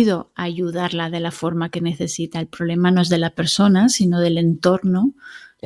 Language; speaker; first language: Spanish; native; Spanish